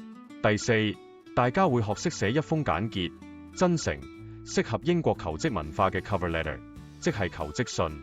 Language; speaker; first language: Cantonese; native; Cantonese